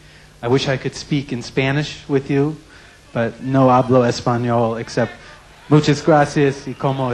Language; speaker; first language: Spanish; non-native, learner; English